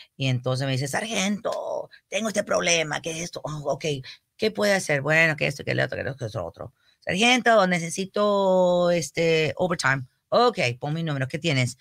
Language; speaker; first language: Spanish; early bilingual, heritage; Spanish